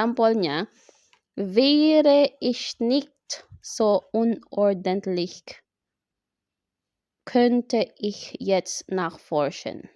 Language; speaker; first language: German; non-native, learner; Filipino